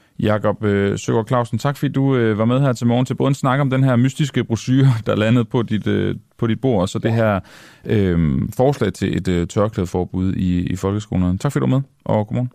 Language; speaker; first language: Danish; native; Danish